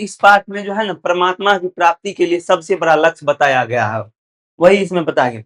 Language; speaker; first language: Hindi; native; Hindi